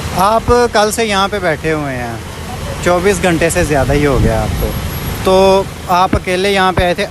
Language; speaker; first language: Urdu; non-native, local second language; Punjabi